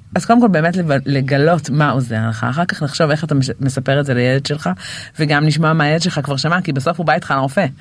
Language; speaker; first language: Hebrew; native; Hebrew